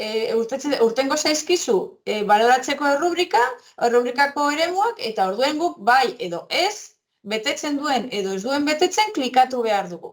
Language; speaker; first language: Basque; native; Basque